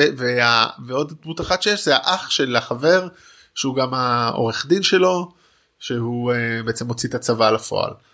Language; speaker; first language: Hebrew; native; Hebrew